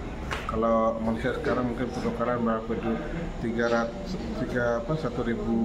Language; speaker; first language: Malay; non-native, local second language; Sasak